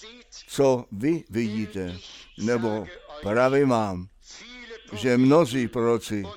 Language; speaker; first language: Czech; non-native, fluent; German